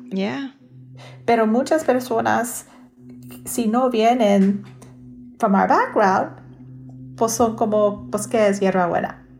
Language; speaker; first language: Spanish; early bilingual, heritage; Spanish